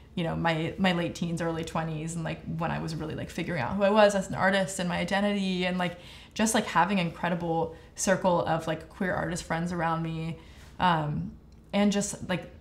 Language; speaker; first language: English; native; English